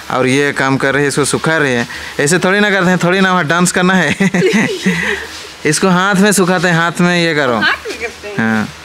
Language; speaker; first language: Hindi; non-native, local second language; Sadri